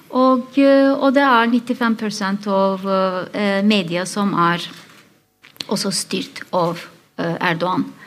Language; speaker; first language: Norwegian; non-native, fluent; Turkish